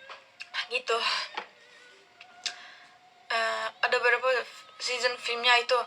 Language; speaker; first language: Indonesian; non-native, learner; Turkish